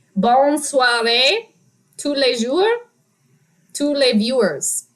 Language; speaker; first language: French; non-native, learner; English